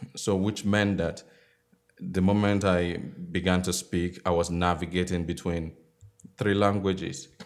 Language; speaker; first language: English; non-native, local second language; Igbo